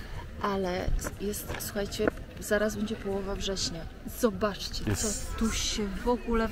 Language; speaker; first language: Polish; native; Polish